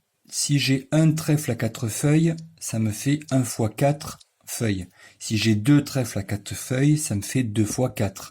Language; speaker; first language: French; native; French